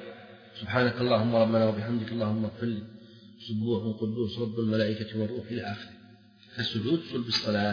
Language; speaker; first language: Arabic; native; Arabic